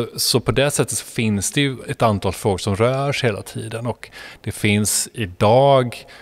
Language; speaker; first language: Swedish; non-native, fluent; Spanish